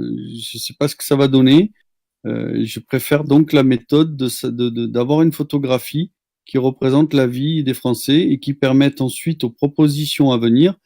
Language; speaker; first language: French; native; French